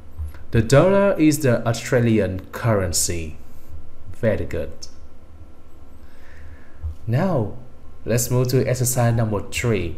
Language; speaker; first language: English; non-native, fluent; Vietnamese